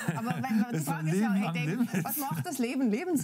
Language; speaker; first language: German; native; German